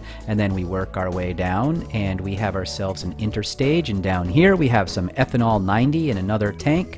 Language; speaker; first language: English; native; English